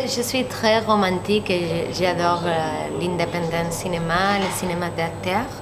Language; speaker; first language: French; non-native, learner; Spanish